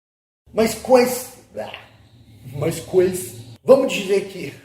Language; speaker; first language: Portuguese; non-native, fluent; English